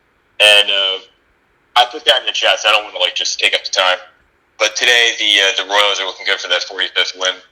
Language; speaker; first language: English; native; English